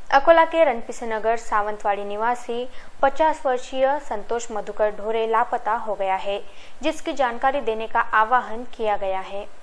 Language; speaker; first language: Hindi; non-native, local second language; Marathi